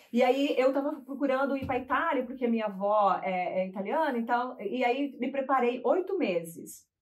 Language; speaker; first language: Portuguese; native; Portuguese